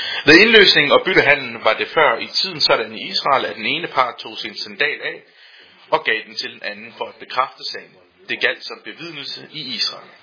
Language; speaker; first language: Danish; native; Danish